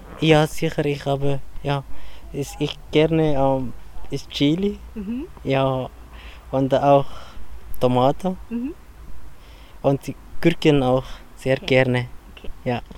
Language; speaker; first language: German; non-native, learner; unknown